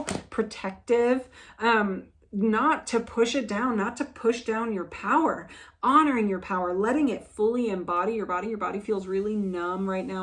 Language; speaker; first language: English; native; English